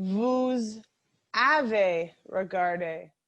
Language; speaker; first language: French; non-native, fluent; English